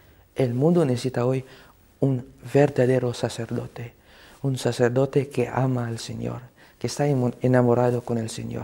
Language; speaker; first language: Spanish; non-native, fluent; Cebuano